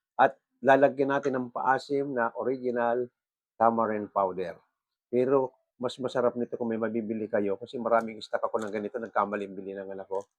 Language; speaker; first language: Filipino; non-native, local second language; Bikol